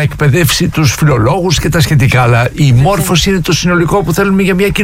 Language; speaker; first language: Greek; native; Greek